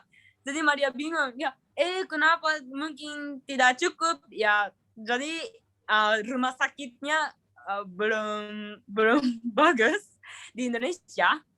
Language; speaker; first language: Indonesian; non-native, learner; Japanese